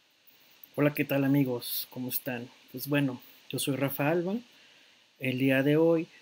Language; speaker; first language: Spanish; native; Spanish